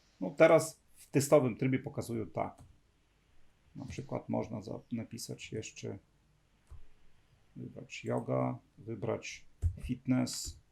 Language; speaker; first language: Polish; non-native, fluent; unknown